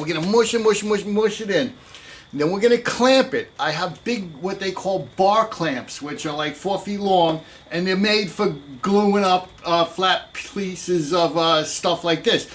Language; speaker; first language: English; native; English